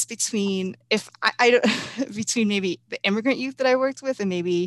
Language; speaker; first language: English; native; English